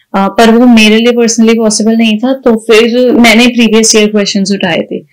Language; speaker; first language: Hindi; native; Hindi